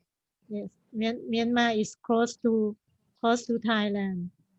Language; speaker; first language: English; non-native, learner; Thai